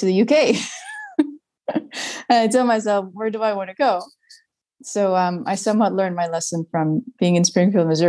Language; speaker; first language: English; non-native, fluent; Spanish